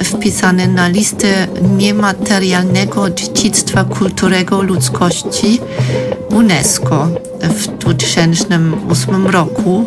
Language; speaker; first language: Polish; non-native, fluent; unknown